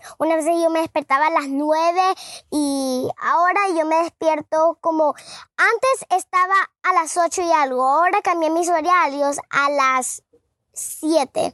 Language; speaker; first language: Spanish; early bilingual, heritage; Spanish